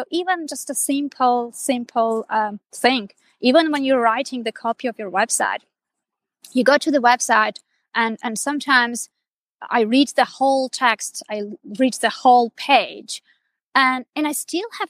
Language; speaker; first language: English; non-native, fluent; Armenian